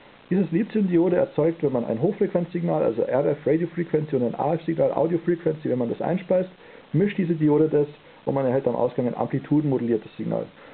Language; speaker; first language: German; native; German